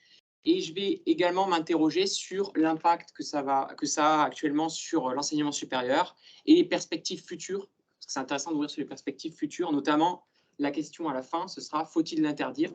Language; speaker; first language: French; native; French